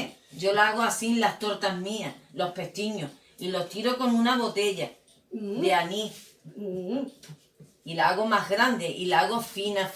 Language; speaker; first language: Spanish; native; Spanish